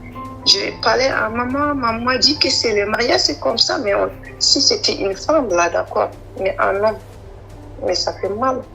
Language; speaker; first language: French; non-native, learner; Arabic